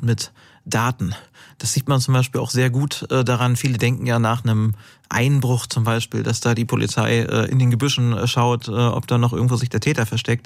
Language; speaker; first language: German; native; German